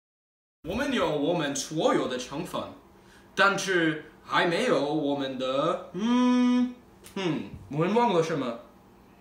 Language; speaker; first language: Chinese; non-native, learner; English